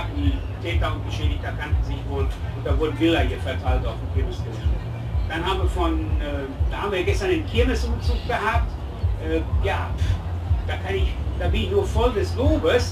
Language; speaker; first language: German; native; German